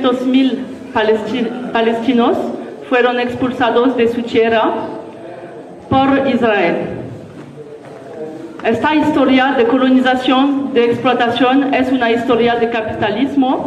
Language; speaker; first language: Spanish; non-native, learner; French